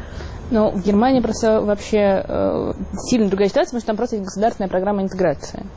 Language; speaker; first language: Russian; native; Russian